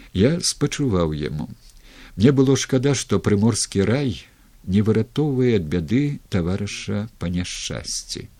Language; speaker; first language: Belarusian; native; Belarusian